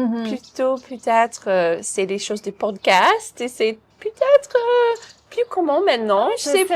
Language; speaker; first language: French; non-native, fluent; English